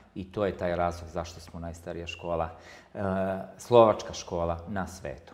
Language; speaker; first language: Croatian; non-native, local second language; Slovak